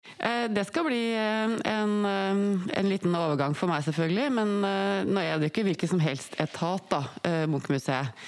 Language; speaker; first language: Norwegian; native; Norwegian